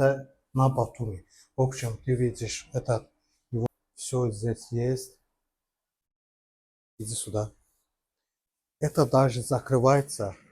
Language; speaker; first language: Russian; non-native, local second language; Azerbaijani